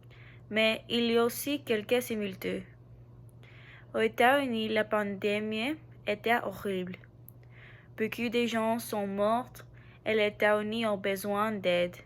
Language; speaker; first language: French; non-native, learner; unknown